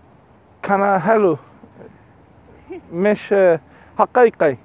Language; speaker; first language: Arabic; non-native, learner; English